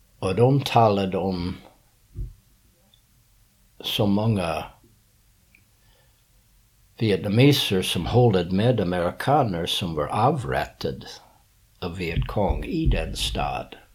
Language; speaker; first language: Swedish; early bilingual, heritage; English